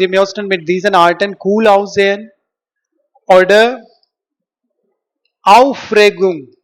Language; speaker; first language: German; non-native, learner; Hindi